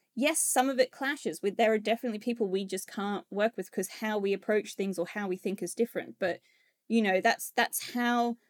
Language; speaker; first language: English; native; English